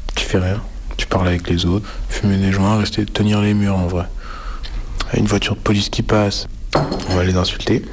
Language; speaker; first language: French; native; French